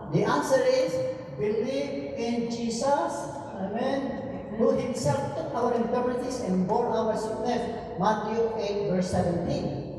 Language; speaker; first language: English; non-native, local second language; Filipino